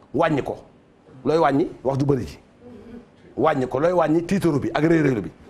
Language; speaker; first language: Wolof; native; Wolof